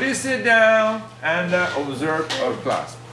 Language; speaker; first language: English; non-native, fluent; Japanese